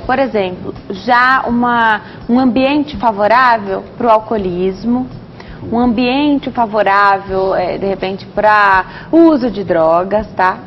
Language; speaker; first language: Portuguese; native; Portuguese